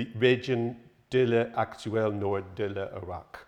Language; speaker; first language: French; non-native, learner; English